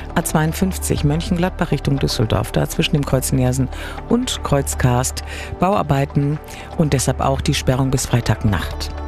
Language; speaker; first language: German; native; German